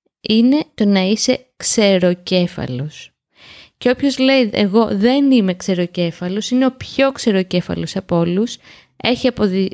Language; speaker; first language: Greek; native; Greek